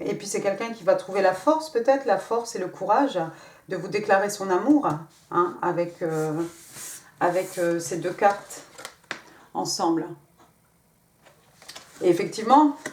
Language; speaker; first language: French; native; French